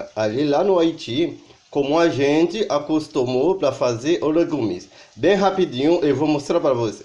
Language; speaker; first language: Portuguese; non-native, learner; Haitian Creole